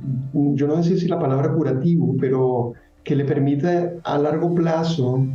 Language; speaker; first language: Spanish; native; Spanish